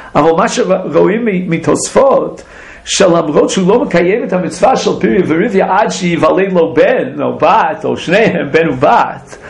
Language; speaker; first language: Hebrew; non-native, fluent; English